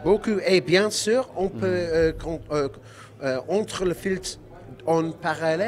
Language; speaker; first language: French; non-native, learner; English